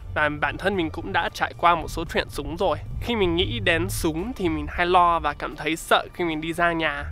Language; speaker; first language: Vietnamese; non-native, fluent; English